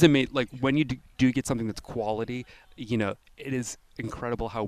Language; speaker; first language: English; native; English